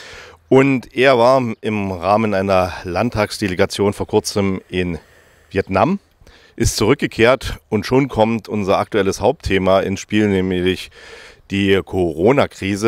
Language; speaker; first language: German; native; German